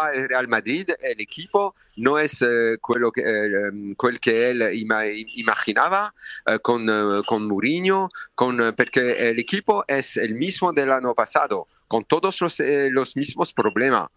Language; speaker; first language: Spanish; non-native, learner; French